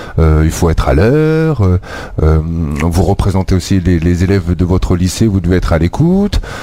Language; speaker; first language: French; native; French